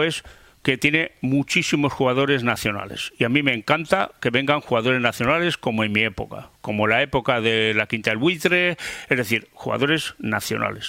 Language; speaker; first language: Spanish; native; Spanish